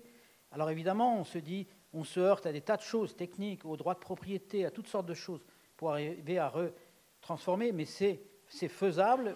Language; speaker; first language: French; native; French